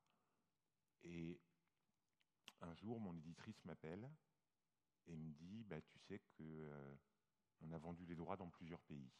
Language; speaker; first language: French; native; French